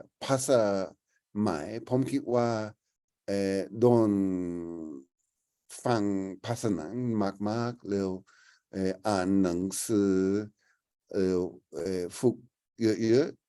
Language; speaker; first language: Thai; non-native, learner; English